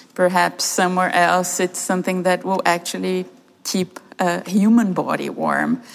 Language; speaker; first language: English; early bilingual, other home language; Portuguese